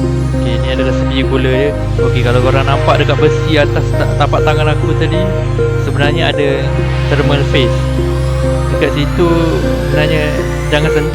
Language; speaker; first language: Malay; native; Malay